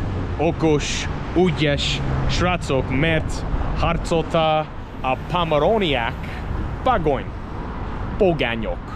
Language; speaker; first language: Hungarian; non-native, learner; English